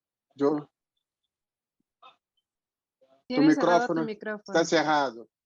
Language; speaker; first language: Spanish; non-native, fluent; Portuguese